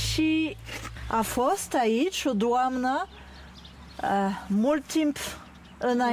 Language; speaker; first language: Romanian; non-native, learner; French